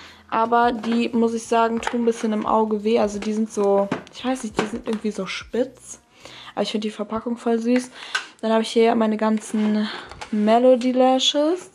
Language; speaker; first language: German; native; German